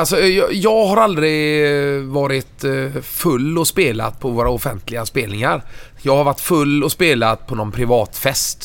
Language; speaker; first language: Swedish; native; Swedish